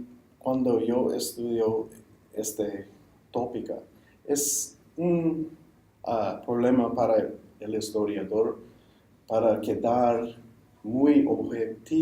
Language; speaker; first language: Spanish; non-native, fluent; English